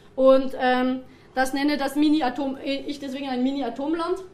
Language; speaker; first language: German; non-native, fluent; French